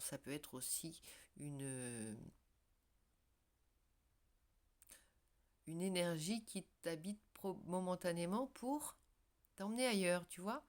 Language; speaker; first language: French; native; French